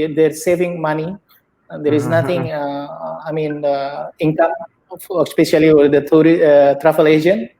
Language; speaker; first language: English; non-native, learner; Indonesian